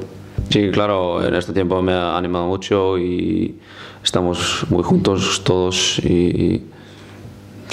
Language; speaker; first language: Spanish; non-native, fluent; Icelandic